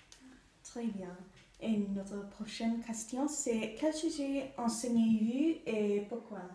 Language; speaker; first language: French; non-native, learner; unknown